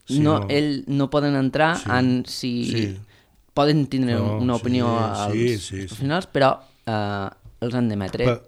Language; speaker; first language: Catalan; native; Catalan